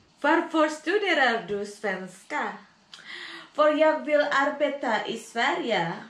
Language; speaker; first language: Swedish; non-native, learner; Indonesian